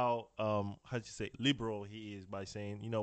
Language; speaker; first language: English; non-native, fluent; French